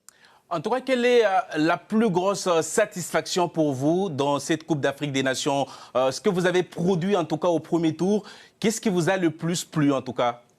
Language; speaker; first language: French; native; French